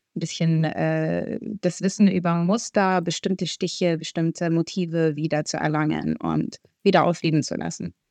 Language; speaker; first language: German; early bilingual, other home language; Arabic